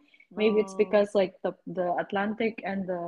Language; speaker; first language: English; non-native, local second language; Cebuano